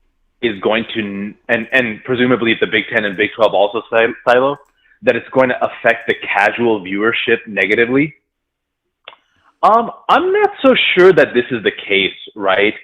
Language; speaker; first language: English; native; English